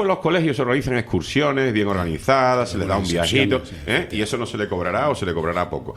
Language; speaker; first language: Spanish; native; Spanish